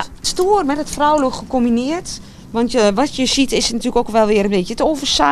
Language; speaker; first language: Dutch; native; Dutch